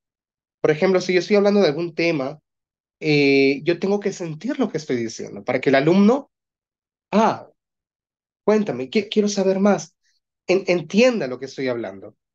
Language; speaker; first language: Spanish; non-native, fluent; Portuguese